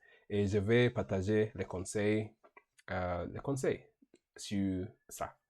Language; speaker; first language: French; non-native, learner; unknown